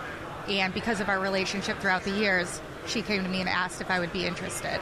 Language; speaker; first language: English; native; English